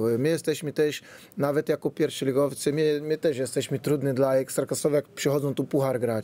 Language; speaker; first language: Polish; non-native, fluent; Portuguese